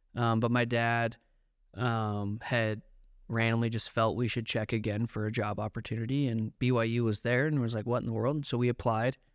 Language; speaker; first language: English; native; English